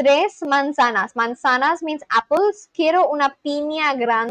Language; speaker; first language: Spanish; non-native, learner; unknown